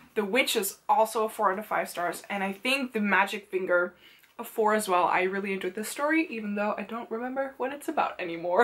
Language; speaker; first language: English; non-native, fluent; Dutch